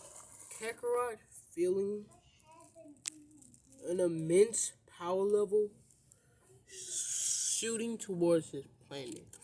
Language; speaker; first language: English; native; English